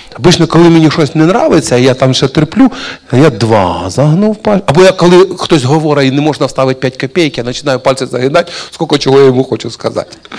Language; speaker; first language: Ukrainian; non-native, local second language; Russian